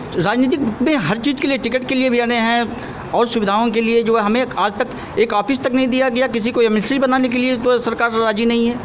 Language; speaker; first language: Hindi; native; Hindi